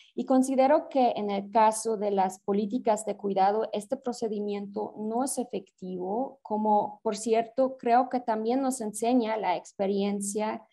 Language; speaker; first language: Spanish; non-native, fluent; German